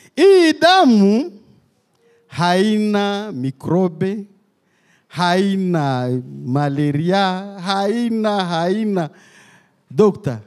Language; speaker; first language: Swahili; native; Swahili